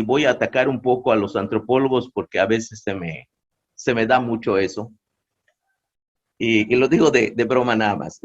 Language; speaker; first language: Spanish; non-native, local second language; Yucateco